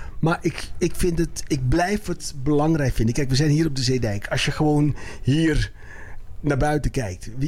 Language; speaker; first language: Dutch; early bilingual, other home language; Papiamento